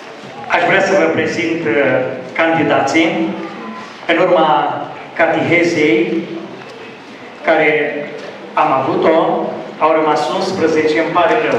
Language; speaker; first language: Romanian; native; Romanian